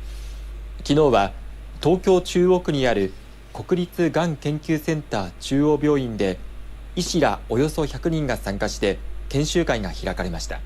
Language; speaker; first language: Japanese; native; Japanese